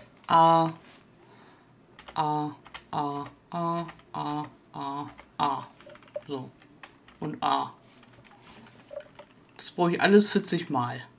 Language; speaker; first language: German; native; German